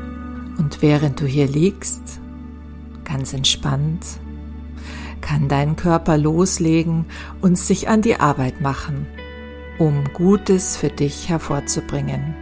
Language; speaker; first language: German; native; German